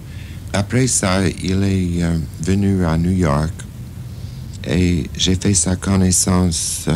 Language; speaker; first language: French; non-native, fluent; English